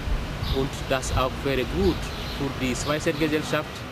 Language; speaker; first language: German; non-native, fluent; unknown